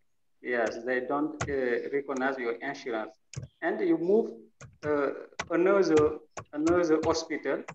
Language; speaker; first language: English; non-native, learner; French